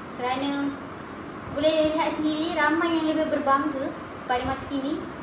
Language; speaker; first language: Malay; native; Malay